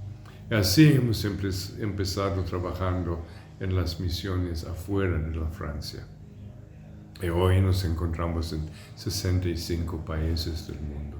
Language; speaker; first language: Spanish; non-native, fluent; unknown